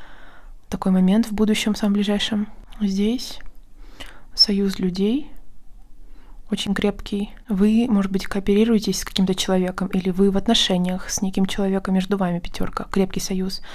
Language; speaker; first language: Russian; native; Russian